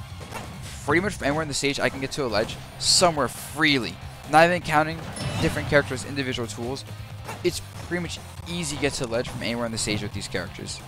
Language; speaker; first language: English; native; English